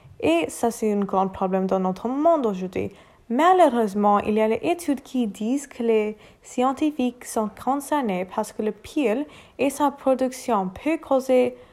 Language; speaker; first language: French; non-native, learner; English